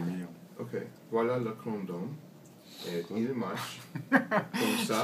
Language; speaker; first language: French; non-native, learner; English